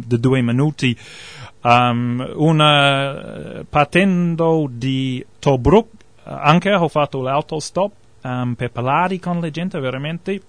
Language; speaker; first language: Italian; non-native, learner; English